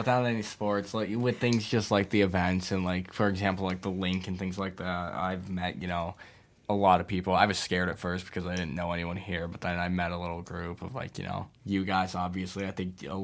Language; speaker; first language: English; native; English